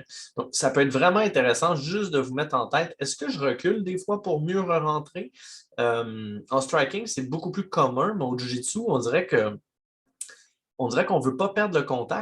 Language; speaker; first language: French; native; French